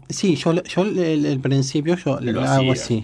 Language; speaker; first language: Spanish; non-native, learner; Arabic